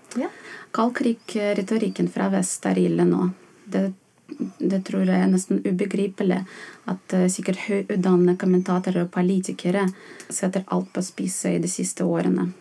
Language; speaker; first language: Norwegian; non-native, fluent; Russian